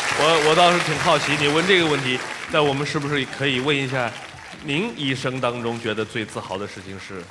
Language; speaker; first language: Chinese; native; Chinese